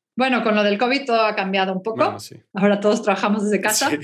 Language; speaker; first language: Spanish; native; Spanish